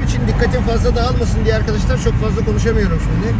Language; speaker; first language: Turkish; native; Turkish